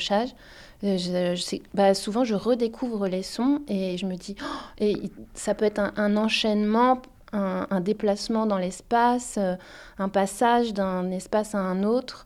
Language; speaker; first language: French; native; French